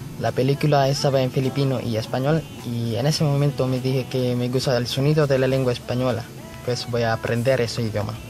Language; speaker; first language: Spanish; non-native, learner; Filipino